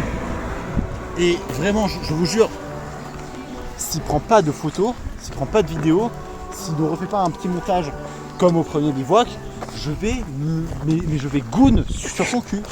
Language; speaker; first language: French; native; French